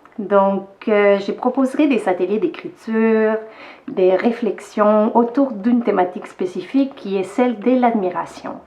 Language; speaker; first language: French; non-native, fluent; Spanish